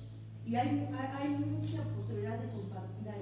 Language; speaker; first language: Spanish; native; Spanish